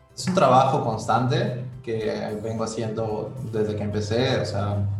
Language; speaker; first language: Spanish; native; Spanish